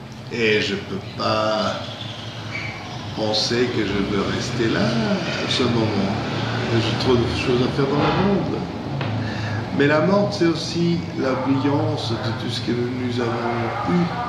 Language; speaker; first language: French; non-native, fluent; English